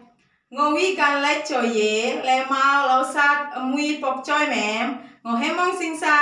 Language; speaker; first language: Cantonese; non-native, learner; Indonesian